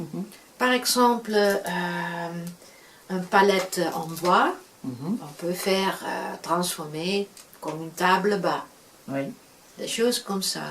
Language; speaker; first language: French; non-native, fluent; Dutch